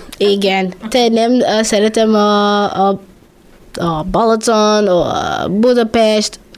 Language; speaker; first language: Hungarian; non-native, learner; English